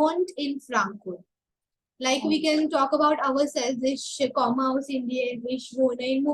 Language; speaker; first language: German; non-native, fluent; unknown